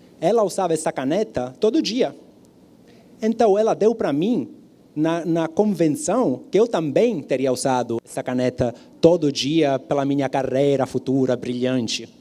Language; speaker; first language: Portuguese; non-native, fluent; Italian